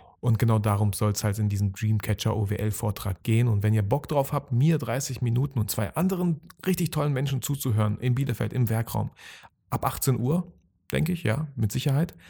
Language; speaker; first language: German; early bilingual, other home language; Russian